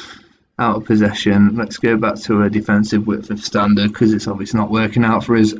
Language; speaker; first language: English; native; English